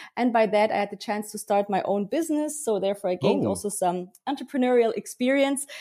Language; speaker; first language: English; early bilingual, heritage; German